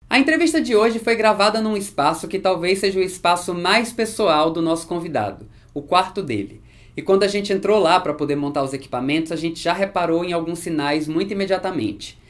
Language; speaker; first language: Portuguese; native; Portuguese